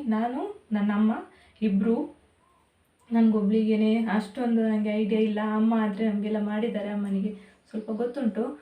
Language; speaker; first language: Kannada; non-native, local second language; Tulu